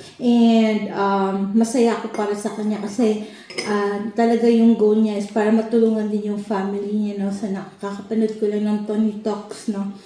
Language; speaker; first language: Filipino; non-native, local second language; Cebuano